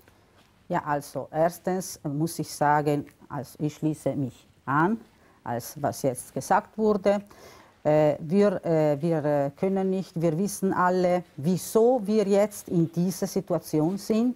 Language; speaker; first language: German; non-native, local second language; Italian